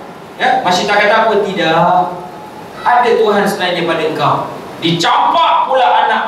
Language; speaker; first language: Malay; native; Malay